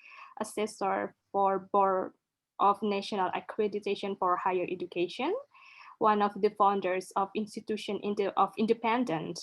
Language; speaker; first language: English; non-native, local second language; Indonesian